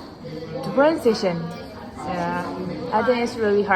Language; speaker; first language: English; non-native, learner; Indonesian